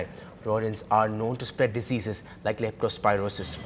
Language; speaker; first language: English; non-native, local second language; Tamil